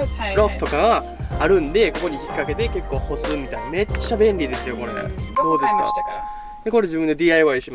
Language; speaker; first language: Japanese; native; Japanese